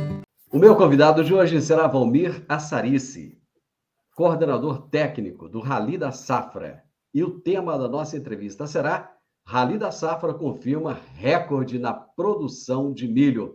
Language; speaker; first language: Portuguese; native; Portuguese